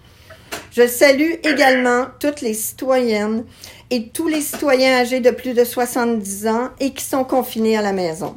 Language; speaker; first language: French; native; French